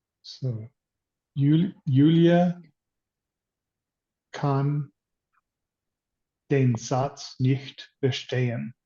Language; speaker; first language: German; non-native, learner; English